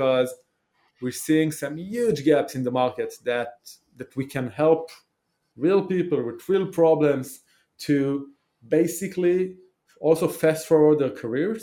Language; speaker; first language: English; non-native, fluent; Hebrew